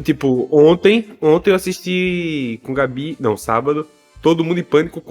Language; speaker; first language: Portuguese; native; Portuguese